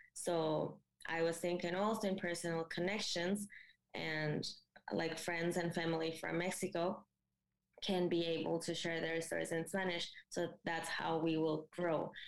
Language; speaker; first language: English; non-native, fluent; Spanish